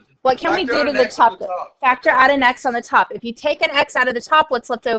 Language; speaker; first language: English; native; English